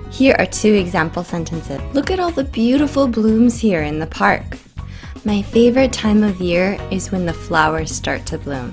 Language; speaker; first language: English; native; English